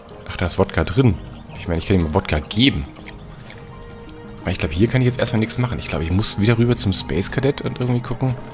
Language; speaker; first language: German; native; German